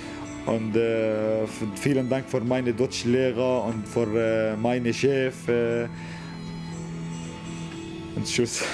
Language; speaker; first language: German; non-native, learner; Arabic